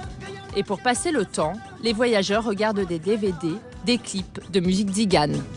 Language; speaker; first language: French; native; French